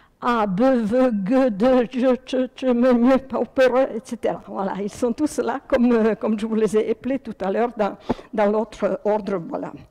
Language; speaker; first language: French; early bilingual, other home language; Croatian